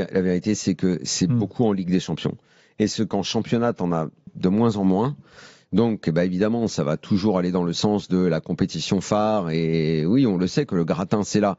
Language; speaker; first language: French; native; French